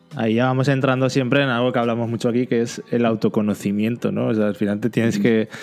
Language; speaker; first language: Spanish; native; Spanish